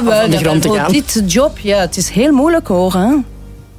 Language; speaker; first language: Dutch; non-native, local second language; French